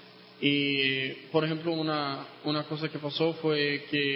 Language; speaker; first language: Spanish; non-native, local second language; English